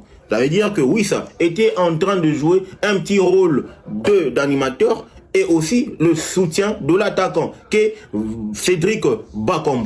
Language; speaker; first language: French; non-native, local second language; Lingala